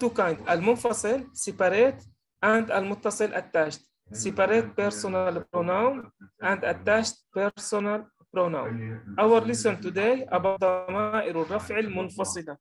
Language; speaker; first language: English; non-native, learner; Arabic